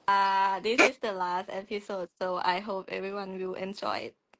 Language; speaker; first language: English; non-native, fluent; Thai